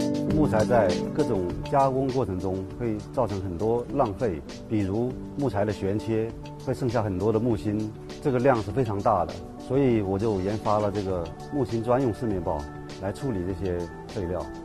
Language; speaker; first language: Chinese; native; Chinese